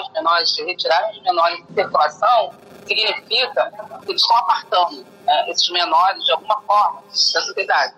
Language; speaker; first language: Portuguese; native; Portuguese